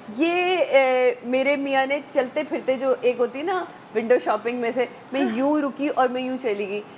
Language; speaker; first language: Urdu; native; Urdu